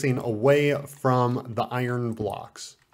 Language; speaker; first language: English; native; English